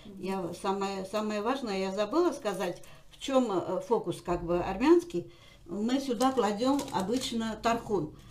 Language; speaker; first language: Russian; non-native, local second language; Armenian